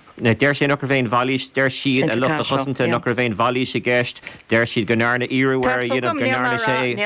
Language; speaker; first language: Irish; native; Irish